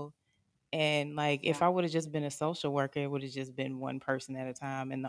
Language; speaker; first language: English; native; English